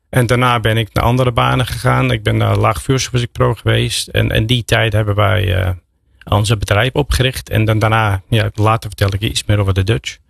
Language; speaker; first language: Dutch; non-native, fluent; English